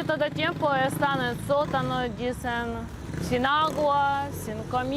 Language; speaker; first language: Spanish; non-native, learner; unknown